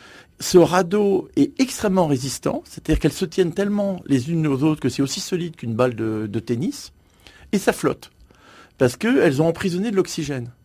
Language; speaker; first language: French; native; French